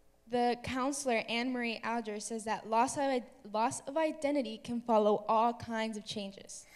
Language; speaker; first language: English; native; English